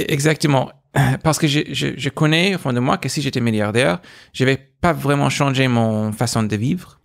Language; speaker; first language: French; non-native, fluent; English